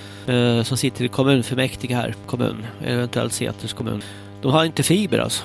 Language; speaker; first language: Swedish; native; Swedish